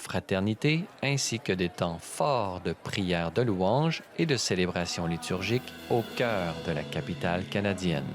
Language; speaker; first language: French; native; French